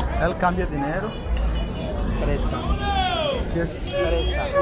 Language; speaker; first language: Spanish; non-native, learner; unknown